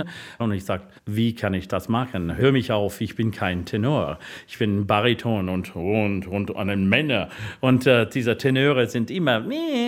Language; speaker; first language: German; non-native, learner; English